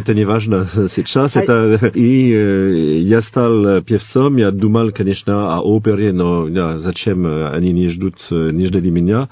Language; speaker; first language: Russian; non-native, fluent; French